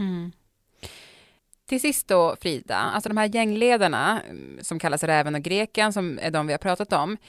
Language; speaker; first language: Swedish; native; Swedish